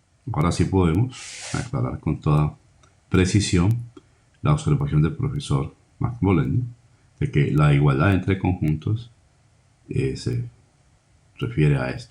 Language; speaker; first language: Spanish; native; Spanish